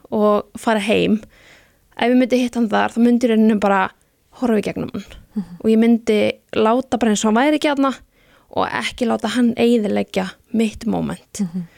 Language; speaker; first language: Icelandic; native; Icelandic